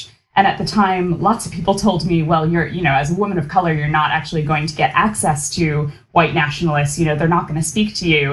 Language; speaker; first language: English; native; English